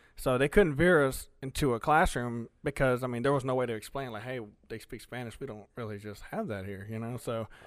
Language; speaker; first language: English; early bilingual, other home language; Spanish